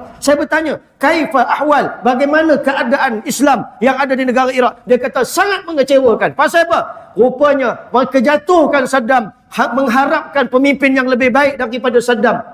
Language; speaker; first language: Malay; native; Malay